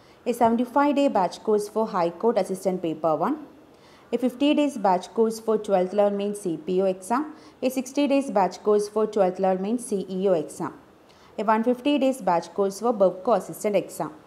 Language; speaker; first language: English; non-native, local second language; Malayalam